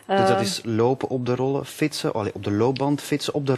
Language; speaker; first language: Dutch; native; Dutch